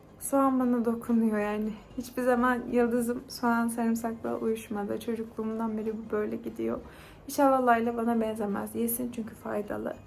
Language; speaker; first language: Turkish; native; Turkish